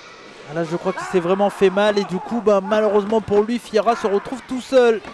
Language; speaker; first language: French; native; French